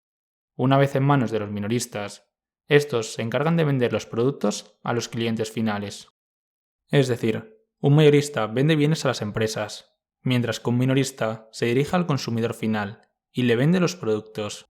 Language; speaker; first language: Spanish; native; Spanish